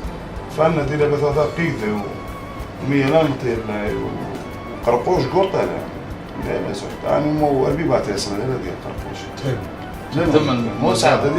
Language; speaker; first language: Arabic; non-native, local second language; Assyrian Neo-Aramaic